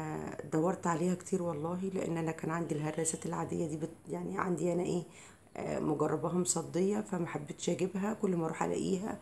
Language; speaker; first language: Arabic; native; Arabic